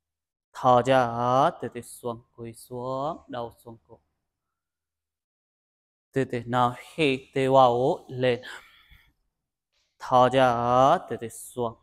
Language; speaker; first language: Vietnamese; non-native, learner; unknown